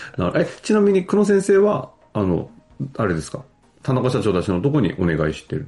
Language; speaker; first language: Japanese; native; Japanese